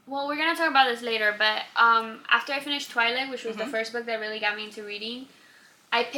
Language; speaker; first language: English; non-native, fluent; Spanish